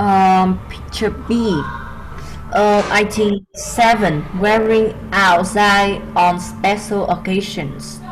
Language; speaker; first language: English; non-native, learner; Vietnamese